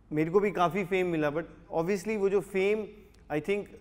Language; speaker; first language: Hindi; native; Hindi